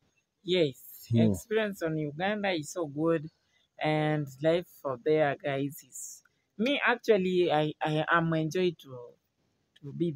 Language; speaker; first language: English; non-native, learner; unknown